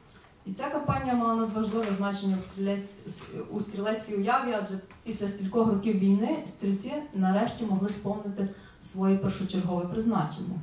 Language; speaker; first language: Ukrainian; native; Ukrainian